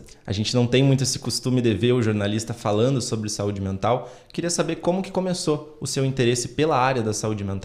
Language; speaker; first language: Portuguese; native; Portuguese